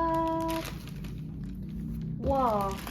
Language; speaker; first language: English; non-native, learner; Indonesian